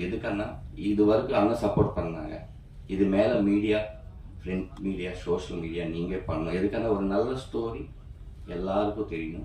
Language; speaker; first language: Tamil; non-native, learner; Telugu